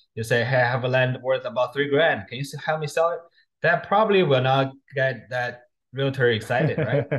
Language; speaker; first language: English; non-native, fluent; Chinese